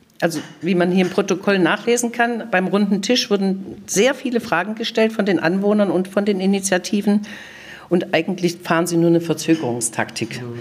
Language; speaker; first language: German; native; German